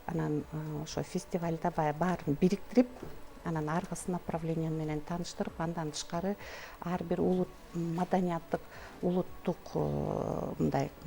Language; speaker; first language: Kyrgyz; native; Kyrgyz